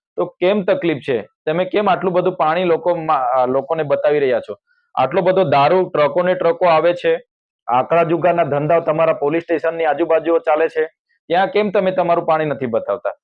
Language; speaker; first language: Gujarati; non-native, local second language; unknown